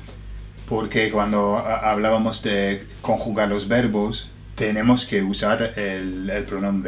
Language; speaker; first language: Spanish; non-native, fluent; English